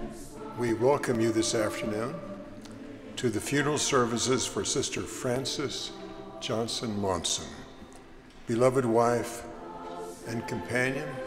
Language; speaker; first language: English; native; English